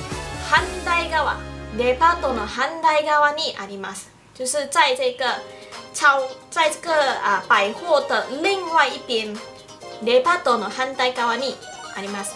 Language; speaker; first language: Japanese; non-native, local second language; Chinese